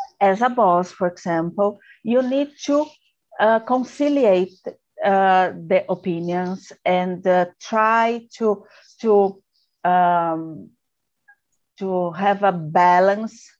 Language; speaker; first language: English; non-native, learner; Portuguese